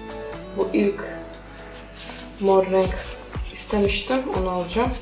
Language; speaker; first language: Turkish; non-native, fluent; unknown